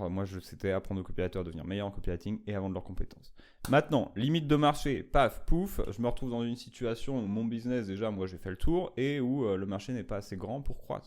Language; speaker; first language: French; native; French